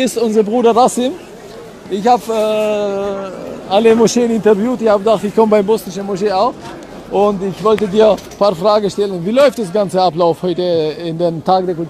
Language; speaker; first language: German; non-native, fluent; Albanian